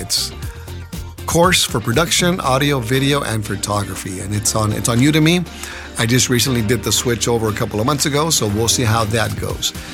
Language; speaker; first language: English; early bilingual, other home language; Spanish